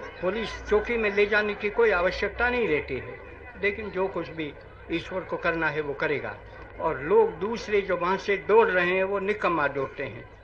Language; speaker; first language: Hindi; non-native, local second language; Gujarati